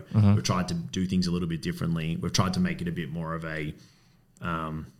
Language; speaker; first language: English; native; English